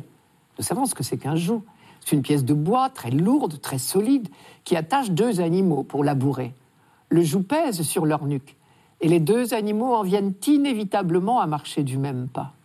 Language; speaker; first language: French; native; French